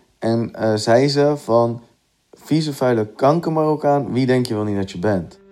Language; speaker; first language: Dutch; early bilingual, other home language; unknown